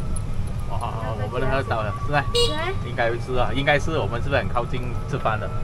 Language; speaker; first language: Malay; non-native, local second language; Chinese